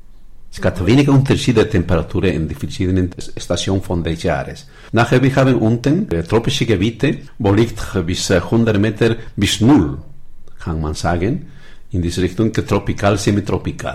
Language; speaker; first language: German; non-native, learner; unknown